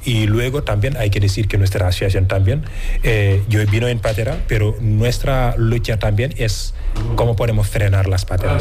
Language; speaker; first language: Spanish; non-native, fluent; Wolof